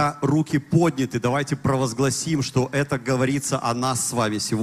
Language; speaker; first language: Russian; native; Russian